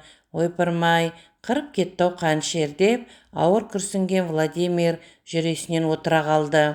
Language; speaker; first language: Kazakh; native; Kazakh